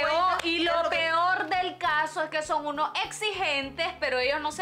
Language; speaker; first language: Spanish; native; Spanish